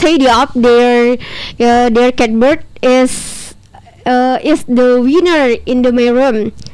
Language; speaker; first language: English; non-native, learner; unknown